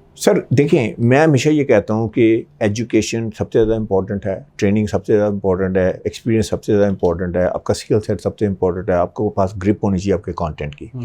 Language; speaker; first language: Urdu; native; Urdu